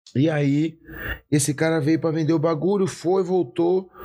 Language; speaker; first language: Portuguese; native; Portuguese